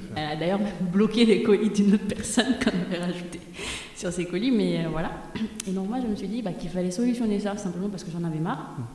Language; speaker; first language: French; non-native, local second language; Bambara